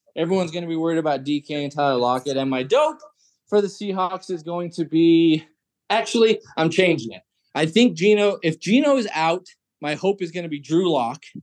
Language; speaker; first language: English; native; English